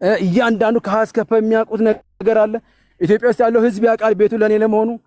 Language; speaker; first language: Amharic; non-native, local second language; Sebat Bet Gurage